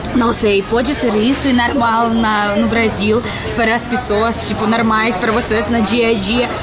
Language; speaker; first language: Portuguese; non-native, learner; Russian